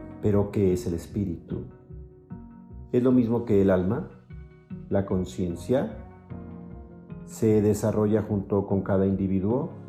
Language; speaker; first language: Spanish; native; Spanish